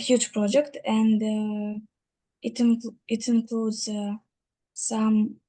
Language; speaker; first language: English; non-native, learner; Russian